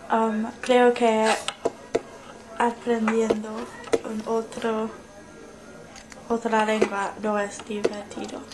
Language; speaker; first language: Spanish; non-native, learner; English